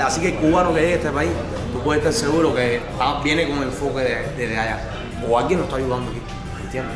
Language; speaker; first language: Spanish; native; Spanish